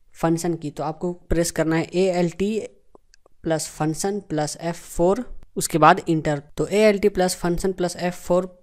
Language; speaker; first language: Hindi; native; Hindi